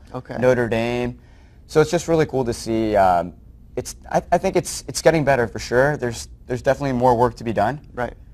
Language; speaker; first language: English; native; English